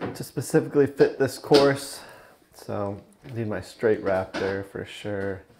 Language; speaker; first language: English; native; English